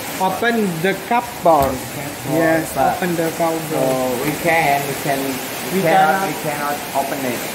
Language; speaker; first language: English; non-native, learner; Indonesian